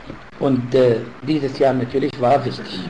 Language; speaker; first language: German; non-native, fluent; Arabic